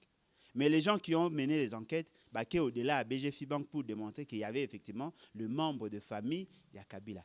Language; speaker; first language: French; non-native, local second language; Lingala